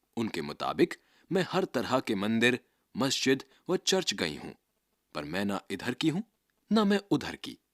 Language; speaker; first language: Hindi; native; Hindi